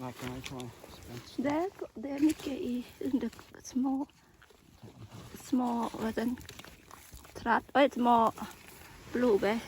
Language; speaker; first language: Swedish; non-native, learner; Thai